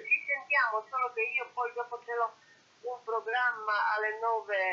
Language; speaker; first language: Italian; non-native, learner; Polish